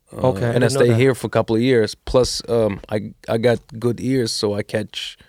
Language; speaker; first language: English; non-native, fluent; Russian